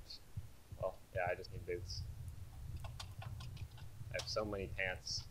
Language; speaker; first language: English; native; English